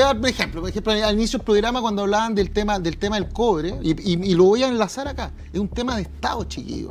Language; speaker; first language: Spanish; native; Spanish